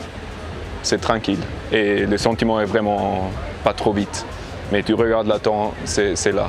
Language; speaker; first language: French; non-native, learner; English